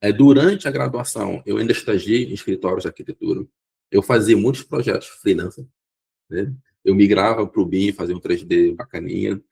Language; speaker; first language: Portuguese; non-native, local second language; Kabuverdianu